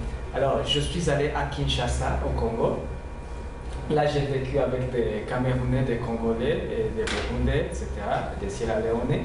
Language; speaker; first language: French; non-native, local second language; Rundi